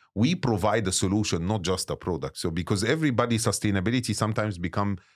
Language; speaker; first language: English; non-native, fluent; Arabic